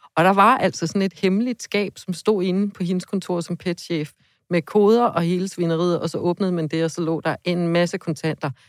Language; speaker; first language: Danish; native; Danish